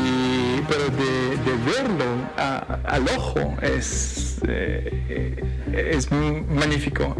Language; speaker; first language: Spanish; non-native, fluent; French